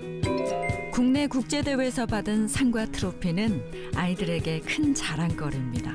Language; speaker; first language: Korean; native; Korean